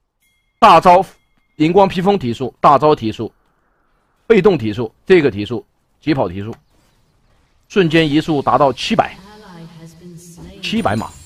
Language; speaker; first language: Chinese; native; Chinese